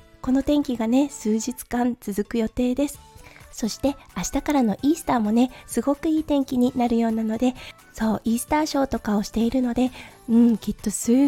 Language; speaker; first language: Japanese; native; Japanese